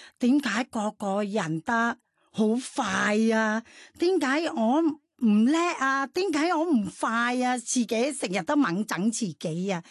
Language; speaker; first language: Cantonese; non-native, fluent; Thai